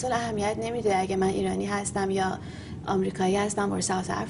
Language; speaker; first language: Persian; native; Persian